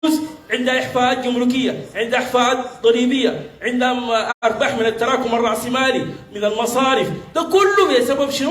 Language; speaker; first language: Arabic; native; Arabic